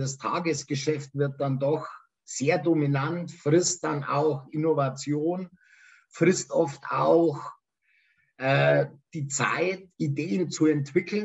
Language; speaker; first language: German; native; German